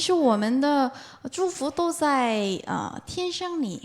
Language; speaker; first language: Chinese; non-native, fluent; Korean